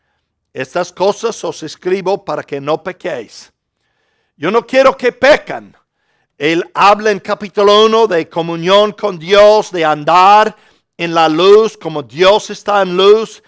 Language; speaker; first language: Spanish; non-native, fluent; English